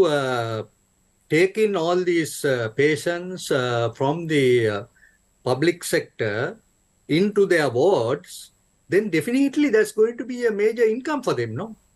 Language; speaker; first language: English; non-native, local second language; Sinhala